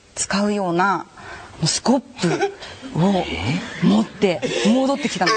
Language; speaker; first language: Japanese; native; Japanese